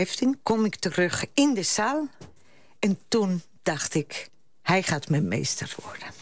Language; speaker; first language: Dutch; non-native, fluent; Spanish